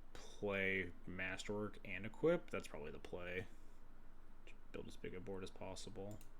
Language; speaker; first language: English; native; English